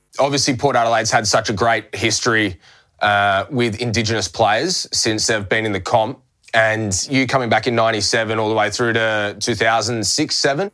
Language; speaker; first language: English; native; English